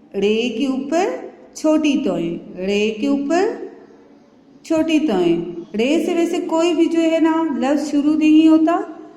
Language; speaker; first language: Urdu; native; Urdu